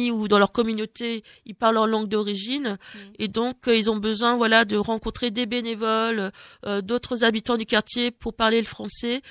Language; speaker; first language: French; native; French